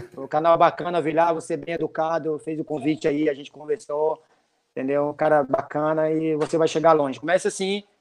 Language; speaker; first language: Portuguese; native; Portuguese